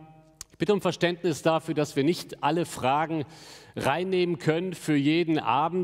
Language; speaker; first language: German; native; German